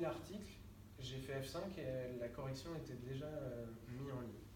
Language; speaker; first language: French; native; French